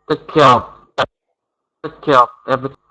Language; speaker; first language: English; non-native, learner; Vietnamese